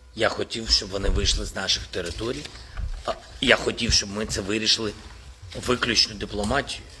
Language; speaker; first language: Ukrainian; non-native, local second language; Russian